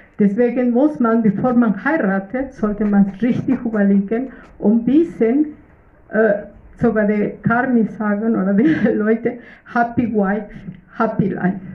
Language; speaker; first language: German; non-native, fluent; Russian